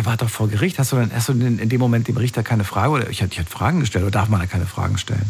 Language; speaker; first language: German; native; German